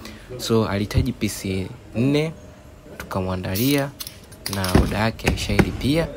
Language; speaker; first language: Swahili; native; Swahili